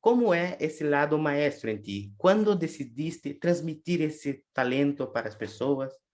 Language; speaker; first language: Spanish; non-native, learner; Portuguese